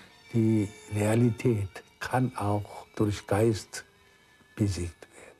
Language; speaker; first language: German; non-native, fluent; Korean